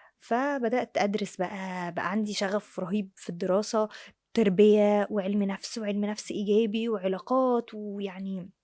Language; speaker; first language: Arabic; native; Arabic